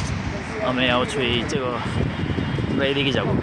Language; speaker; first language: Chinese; non-native, fluent; Bangla